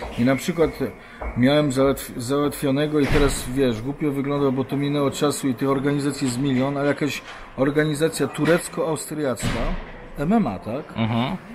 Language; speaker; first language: Polish; non-native, fluent; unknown